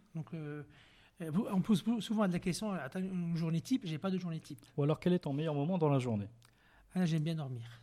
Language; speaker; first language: French; non-native, local second language; Arabic